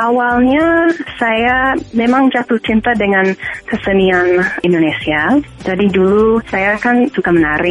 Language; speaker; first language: Indonesian; non-native, fluent; English